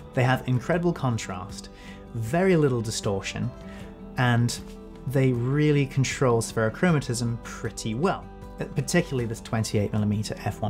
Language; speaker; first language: English; native; English